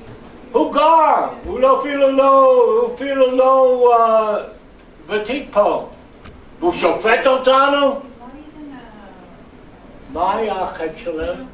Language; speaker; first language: Hebrew; non-native, fluent; English